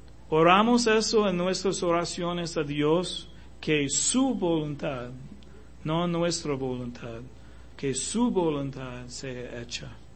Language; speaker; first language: Spanish; non-native, fluent; English